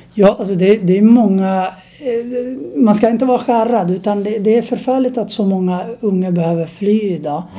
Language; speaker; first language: Swedish; non-native, fluent; Somali